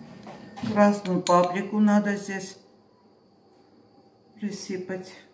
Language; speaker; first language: Russian; non-native, fluent; Armenian